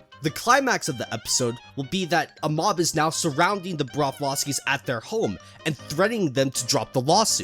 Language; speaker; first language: English; native; English